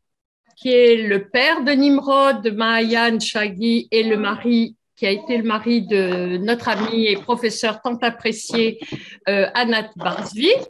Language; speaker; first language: French; native; French